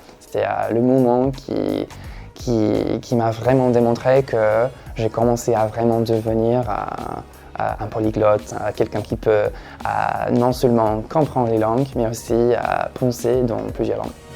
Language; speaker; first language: French; non-native, fluent; English